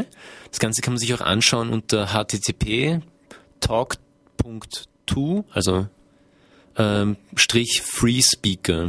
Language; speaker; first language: German; native; German